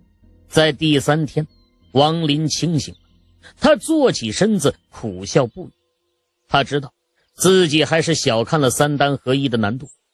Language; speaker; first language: Chinese; native; Chinese